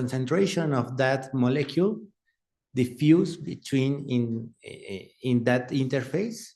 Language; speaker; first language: English; non-native, learner; Spanish